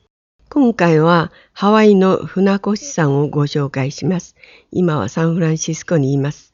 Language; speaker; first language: Japanese; native; Japanese